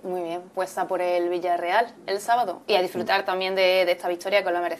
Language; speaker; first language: Spanish; native; Spanish